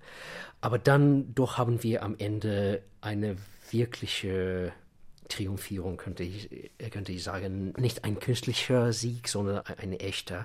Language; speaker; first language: German; non-native, fluent; Russian